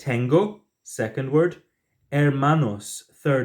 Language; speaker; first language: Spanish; non-native, fluent; English